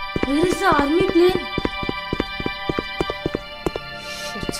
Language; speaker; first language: English; non-native, local second language; Telugu